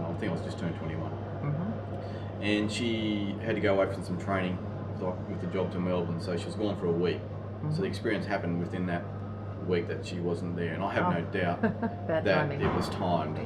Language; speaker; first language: English; native; English